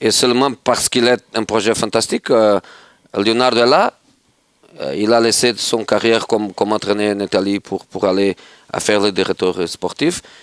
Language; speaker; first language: French; non-native, fluent; Portuguese